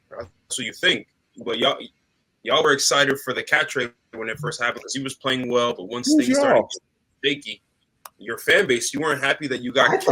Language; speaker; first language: English; native; English